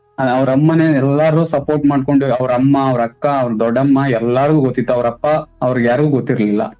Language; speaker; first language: Kannada; native; Kannada